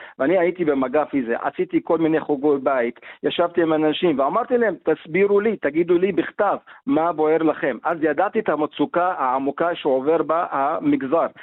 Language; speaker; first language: Hebrew; non-native, local second language; Arabic